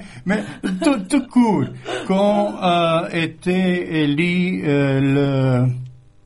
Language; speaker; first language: French; non-native, fluent; Croatian